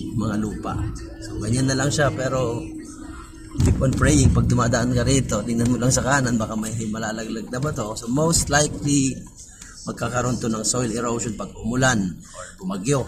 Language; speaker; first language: Filipino; non-native, local second language; Iloko